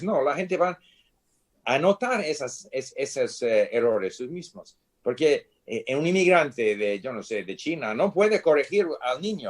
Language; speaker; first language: Spanish; non-native, fluent; English